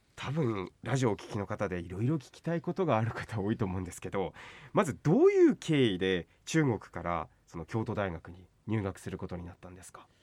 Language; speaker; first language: Japanese; native; Japanese